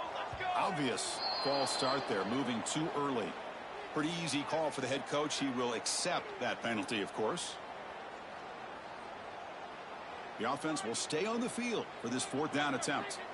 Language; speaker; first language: English; native; English